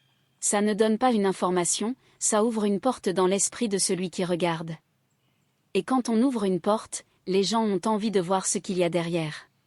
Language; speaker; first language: French; native; French